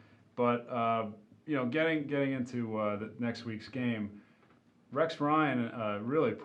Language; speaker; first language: English; native; English